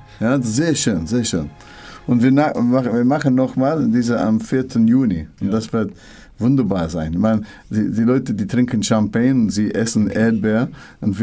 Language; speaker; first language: German; non-native, learner; English